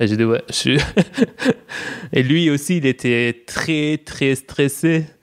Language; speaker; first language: French; non-native, fluent; Persian